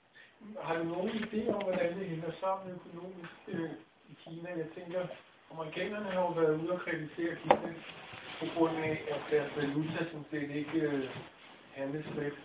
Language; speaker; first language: Danish; native; Danish